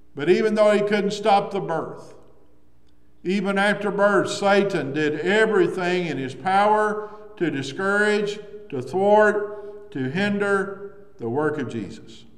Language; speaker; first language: English; native; English